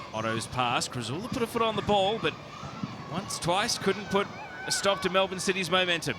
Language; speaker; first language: English; native; English